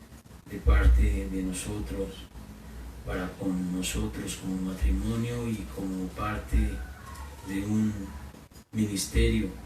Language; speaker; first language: Spanish; native; Spanish